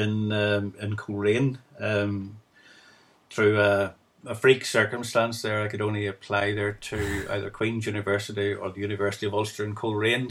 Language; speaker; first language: English; native; English